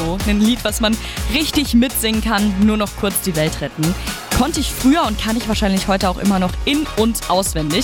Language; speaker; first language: German; native; German